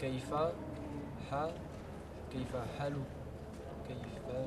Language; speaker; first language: Arabic; non-native, learner; French